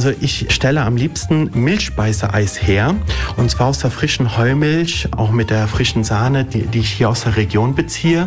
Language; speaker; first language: German; early bilingual, other home language; Italian